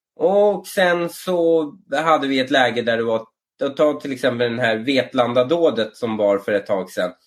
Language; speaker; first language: Swedish; early bilingual, other home language; Persian